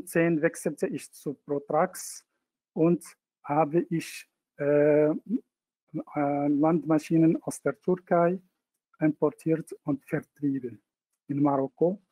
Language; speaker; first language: German; non-native, fluent; Arabic